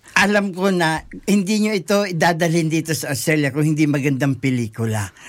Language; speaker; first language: Filipino; native; Filipino